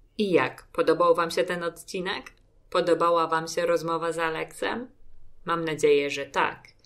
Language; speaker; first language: Polish; native; Polish